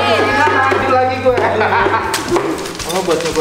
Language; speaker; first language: Indonesian; native; Indonesian